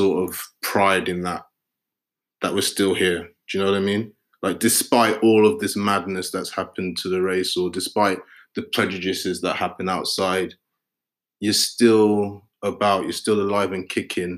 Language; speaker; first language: English; native; English